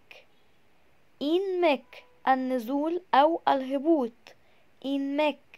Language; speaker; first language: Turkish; non-native, fluent; Arabic